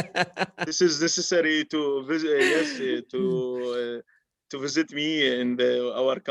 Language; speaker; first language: English; non-native, learner; Arabic